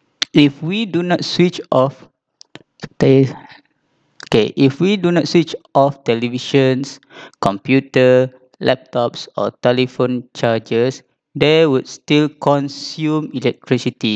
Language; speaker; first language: English; non-native, local second language; Malay